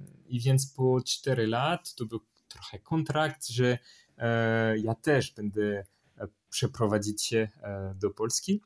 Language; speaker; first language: Polish; non-native, learner; French